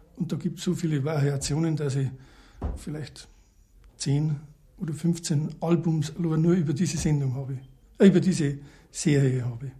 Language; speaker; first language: German; native; German